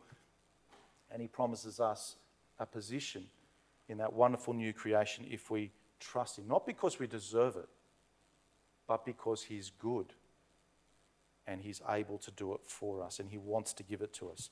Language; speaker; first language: English; native; English